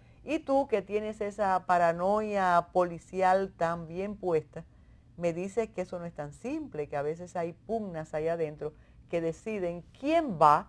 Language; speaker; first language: Spanish; native; Spanish